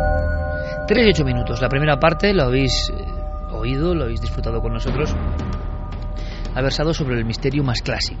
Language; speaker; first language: Spanish; native; Spanish